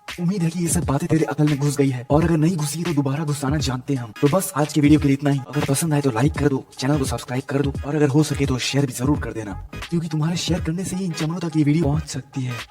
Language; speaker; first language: Hindi; native; Hindi